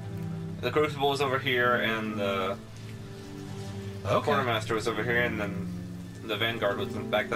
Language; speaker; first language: English; native; English